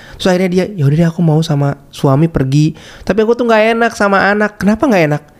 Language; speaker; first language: Indonesian; native; Indonesian